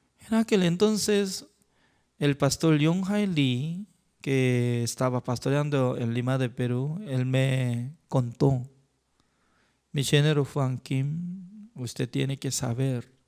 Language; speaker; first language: Spanish; non-native, learner; Korean